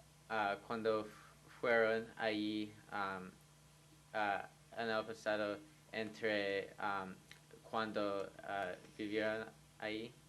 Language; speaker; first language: Spanish; non-native, learner; English